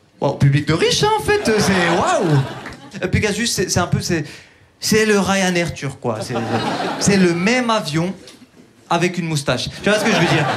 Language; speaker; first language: French; early bilingual, other home language; Turkish